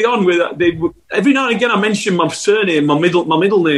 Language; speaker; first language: English; native; English